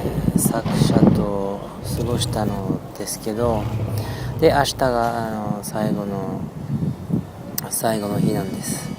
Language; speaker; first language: Japanese; non-native, fluent; French